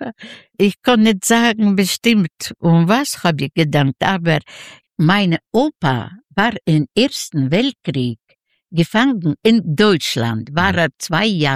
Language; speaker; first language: German; non-native, fluent; Yiddish